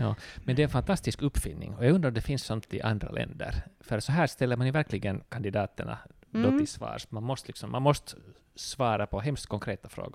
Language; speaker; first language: Swedish; native; Swedish